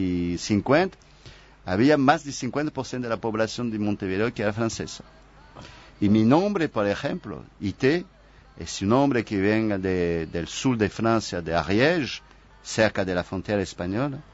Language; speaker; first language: Portuguese; non-native, fluent; French